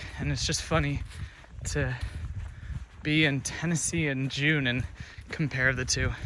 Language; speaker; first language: English; native; English